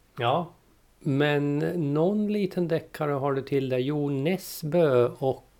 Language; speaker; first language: Swedish; native; Swedish